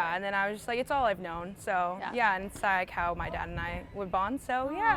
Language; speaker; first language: English; native; English